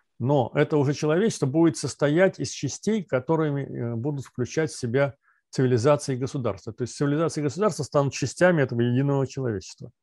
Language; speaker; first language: Russian; native; Russian